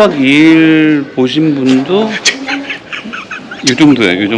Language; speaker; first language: Korean; native; Korean